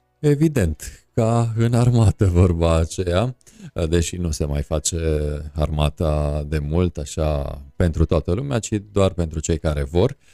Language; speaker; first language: Romanian; native; Romanian